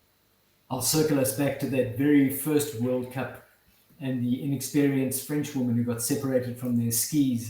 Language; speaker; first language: English; native; English